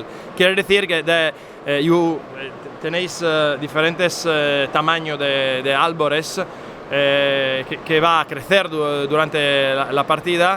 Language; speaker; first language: Spanish; non-native, fluent; Italian